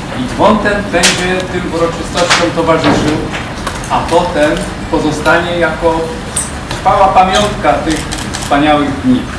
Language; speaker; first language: Polish; native; Polish